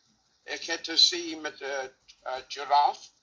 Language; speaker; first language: Dutch; non-native, learner; English